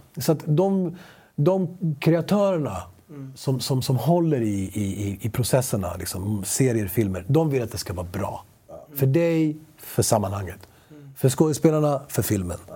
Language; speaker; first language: Swedish; early bilingual, other home language; Spanish